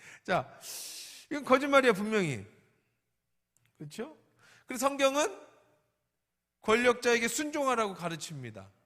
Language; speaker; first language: Korean; native; Korean